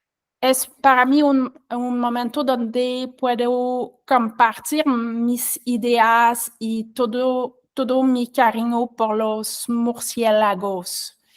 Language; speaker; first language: Spanish; non-native, learner; French